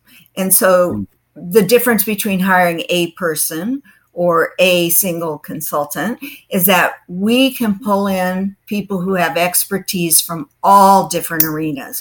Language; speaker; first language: English; native; English